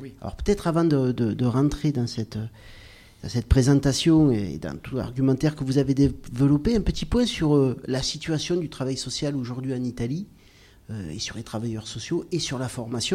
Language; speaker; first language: French; native; French